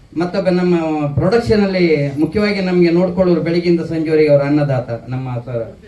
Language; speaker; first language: Kannada; native; Kannada